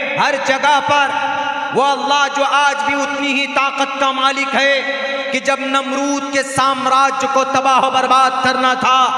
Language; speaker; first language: Hindi; native; Hindi